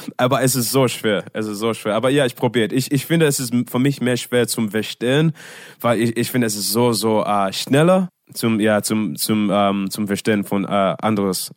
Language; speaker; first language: German; non-native, learner; English